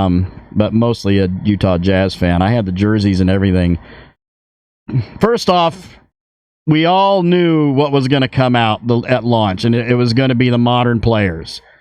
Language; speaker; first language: English; native; English